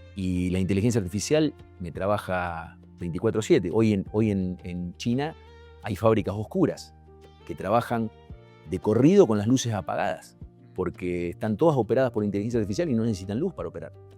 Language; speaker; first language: Spanish; native; Spanish